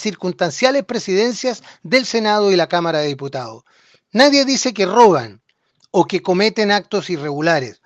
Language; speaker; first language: Spanish; native; Spanish